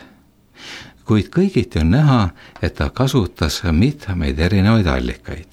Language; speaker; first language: Estonian; native; Estonian